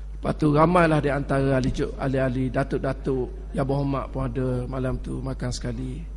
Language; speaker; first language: Malay; native; Malay